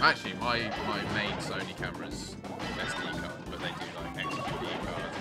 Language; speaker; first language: English; native; English